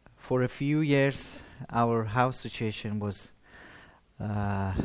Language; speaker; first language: English; non-native, learner; Persian